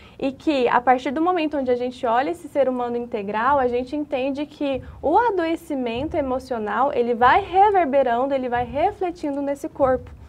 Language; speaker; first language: Portuguese; native; Portuguese